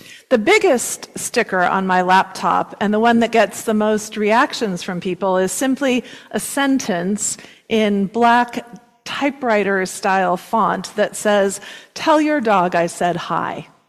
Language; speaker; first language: English; native; English